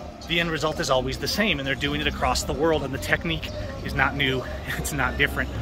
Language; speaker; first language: English; native; English